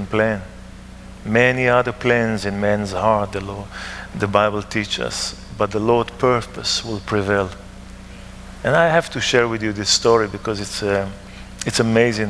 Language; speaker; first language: English; non-native, fluent; Hebrew